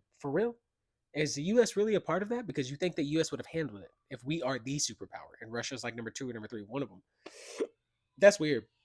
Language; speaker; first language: English; native; English